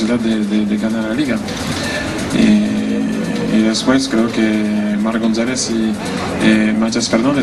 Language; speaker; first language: Spanish; non-native, fluent; French